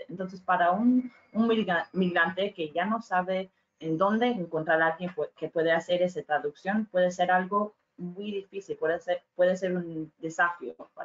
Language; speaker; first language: Spanish; non-native, fluent; English